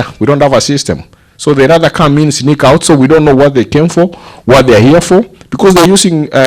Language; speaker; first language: English; non-native, local second language; Gusii